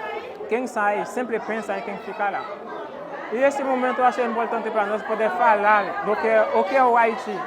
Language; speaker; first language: Portuguese; non-native, fluent; Haitian Creole